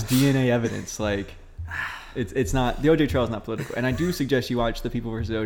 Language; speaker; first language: English; native; English